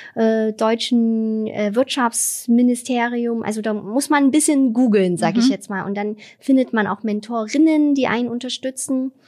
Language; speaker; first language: German; non-native, fluent; Vietnamese